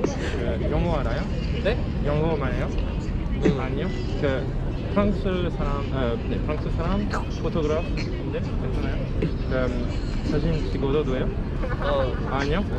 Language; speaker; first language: Korean; non-native, learner; French